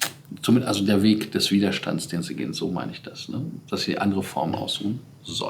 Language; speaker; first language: German; native; German